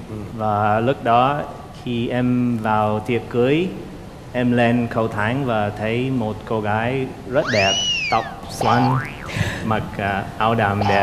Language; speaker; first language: Vietnamese; non-native, fluent; English